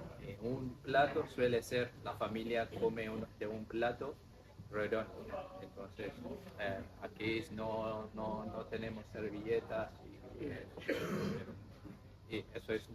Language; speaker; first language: Spanish; non-native, fluent; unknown